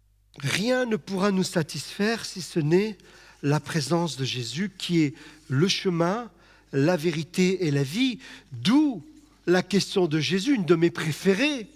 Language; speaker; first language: French; native; French